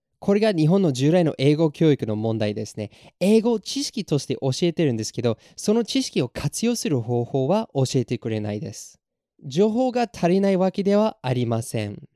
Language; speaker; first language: Japanese; non-native, fluent; English